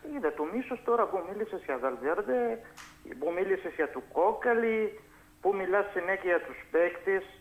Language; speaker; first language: Greek; non-native, fluent; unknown